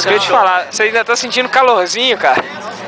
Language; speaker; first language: Portuguese; native; Portuguese